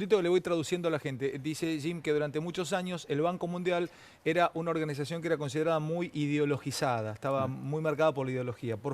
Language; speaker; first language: Spanish; native; Spanish